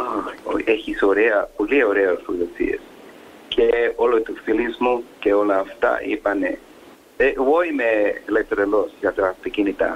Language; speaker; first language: Greek; early bilingual, heritage; English